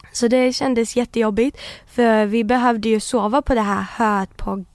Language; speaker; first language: Swedish; early bilingual, other home language; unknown